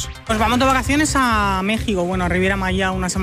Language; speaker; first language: Spanish; native; Spanish